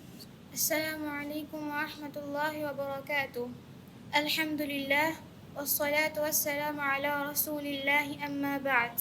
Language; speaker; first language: Arabic; non-native, learner; Bangla